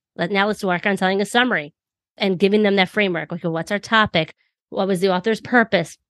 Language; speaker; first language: English; native; English